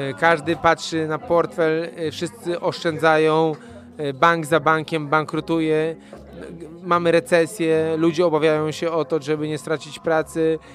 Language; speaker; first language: Polish; native; Polish